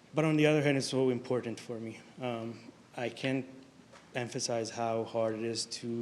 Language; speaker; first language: English; non-native, fluent; Hebrew